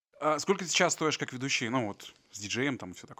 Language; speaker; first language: Russian; native; Russian